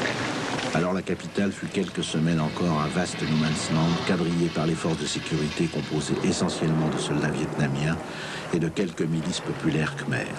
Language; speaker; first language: French; native; French